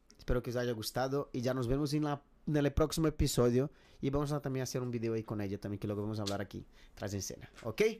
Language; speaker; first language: Spanish; non-native, fluent; Portuguese